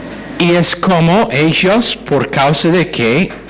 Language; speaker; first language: Spanish; non-native, fluent; English